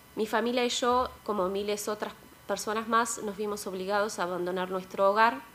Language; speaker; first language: Spanish; non-native, fluent; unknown